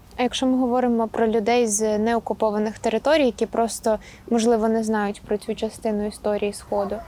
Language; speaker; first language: Ukrainian; native; Ukrainian